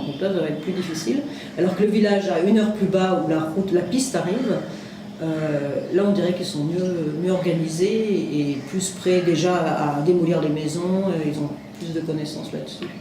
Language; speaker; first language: French; native; French